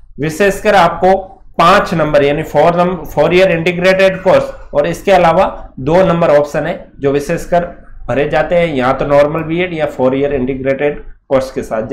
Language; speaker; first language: Hindi; native; Hindi